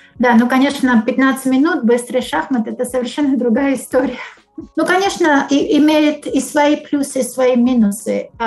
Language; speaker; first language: Russian; non-native, local second language; Georgian